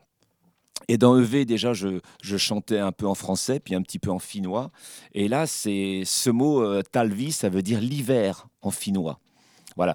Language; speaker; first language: French; native; French